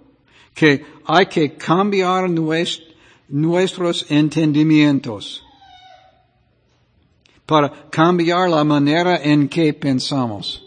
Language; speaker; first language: Spanish; non-native, fluent; English